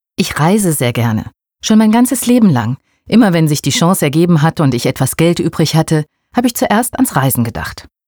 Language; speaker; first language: German; non-native, learner; Portuguese